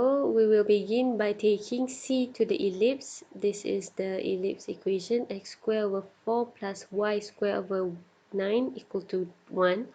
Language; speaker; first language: English; non-native, local second language; Malay